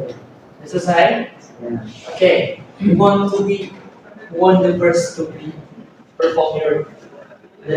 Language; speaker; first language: English; non-native, learner; Indonesian